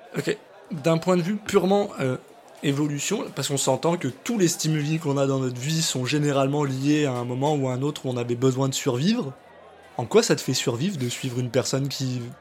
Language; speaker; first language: French; native; French